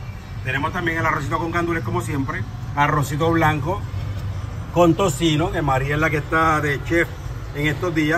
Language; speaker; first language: Spanish; native; Spanish